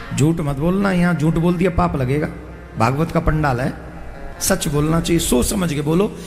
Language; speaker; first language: Hindi; native; Hindi